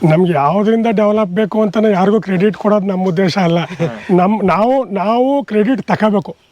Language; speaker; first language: Kannada; native; Kannada